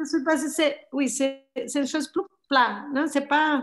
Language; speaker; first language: French; non-native, learner; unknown